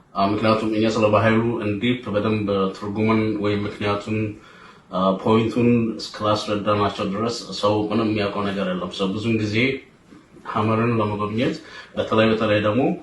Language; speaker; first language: Amharic; non-native, local second language; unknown